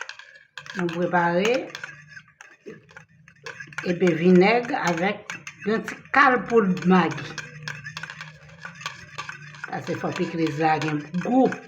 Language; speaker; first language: French; non-native, learner; Haitian Creole